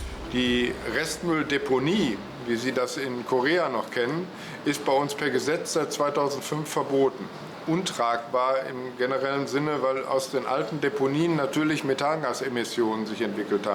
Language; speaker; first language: German; native; German